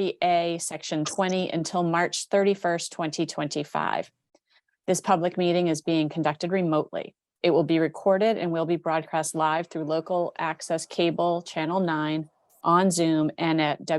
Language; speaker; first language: English; native; English